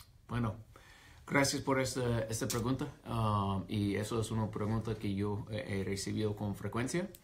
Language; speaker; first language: Spanish; non-native, fluent; English